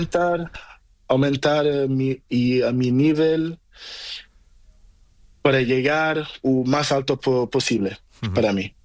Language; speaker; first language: Spanish; non-native, learner; Portuguese